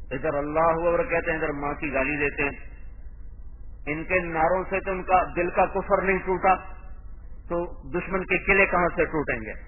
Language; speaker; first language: Urdu; non-native, local second language; Punjabi